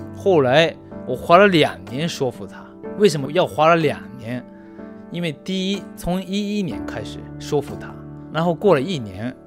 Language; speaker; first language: Chinese; non-native, fluent; Japanese